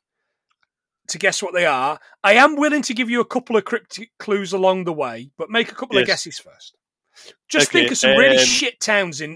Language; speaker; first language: English; native; English